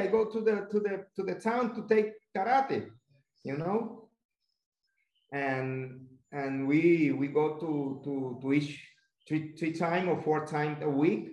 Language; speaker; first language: English; non-native, learner; Spanish